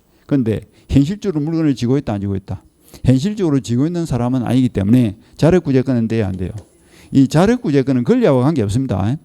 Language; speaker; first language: Korean; native; Korean